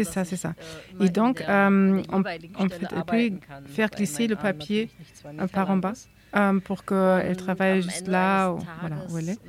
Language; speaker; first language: French; non-native, fluent; German